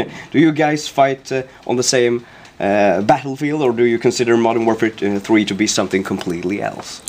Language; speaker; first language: English; non-native, fluent; Swedish